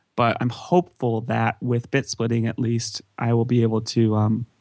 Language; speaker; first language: English; native; English